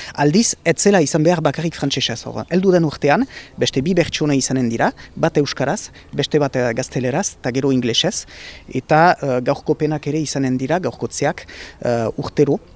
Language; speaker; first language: Basque; native; Basque